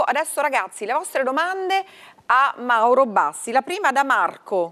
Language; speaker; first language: Italian; native; Italian